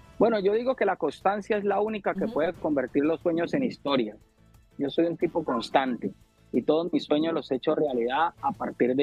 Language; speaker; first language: Spanish; native; Spanish